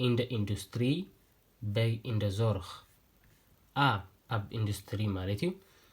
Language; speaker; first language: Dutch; non-native, learner; Tigrinya